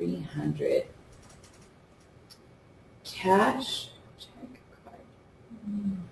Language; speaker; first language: English; native; English